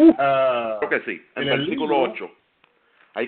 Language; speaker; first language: Spanish; native; Spanish